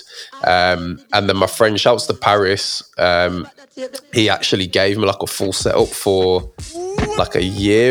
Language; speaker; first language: English; native; English